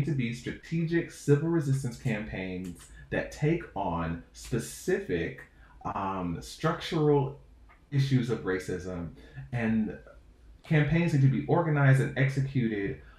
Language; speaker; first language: English; native; English